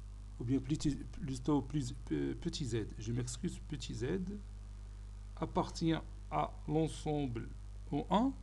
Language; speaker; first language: French; non-native, local second language; Arabic